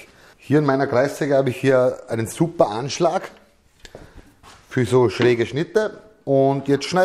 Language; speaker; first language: German; native; German